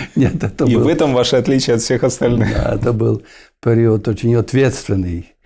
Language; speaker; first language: Russian; non-native, local second language; Ukrainian